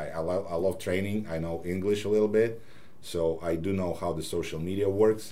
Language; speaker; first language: English; non-native, fluent; Ukrainian